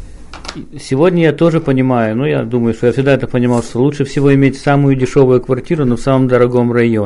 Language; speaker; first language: Russian; native; Russian